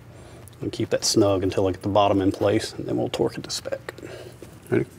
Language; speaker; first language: English; native; English